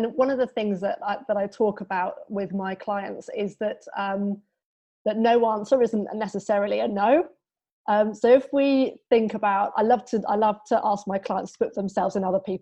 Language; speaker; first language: English; native; English